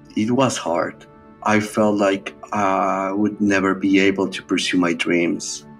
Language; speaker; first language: English; non-native, fluent; Spanish